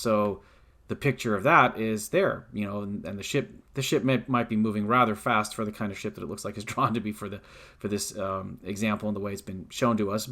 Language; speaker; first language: English; native; English